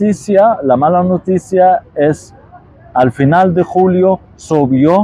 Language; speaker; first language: Spanish; non-native, fluent; Arabic